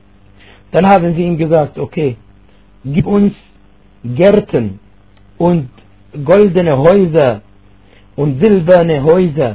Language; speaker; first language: German; non-native, fluent; Arabic